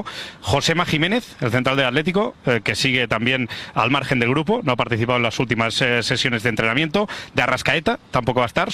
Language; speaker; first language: Spanish; native; Spanish